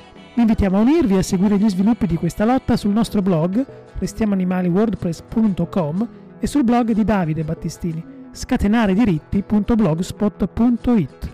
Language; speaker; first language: Italian; native; Italian